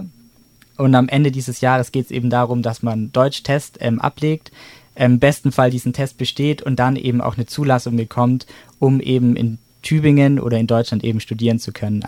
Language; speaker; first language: German; native; German